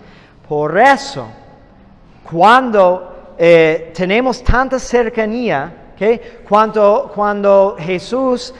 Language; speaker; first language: Spanish; non-native, fluent; English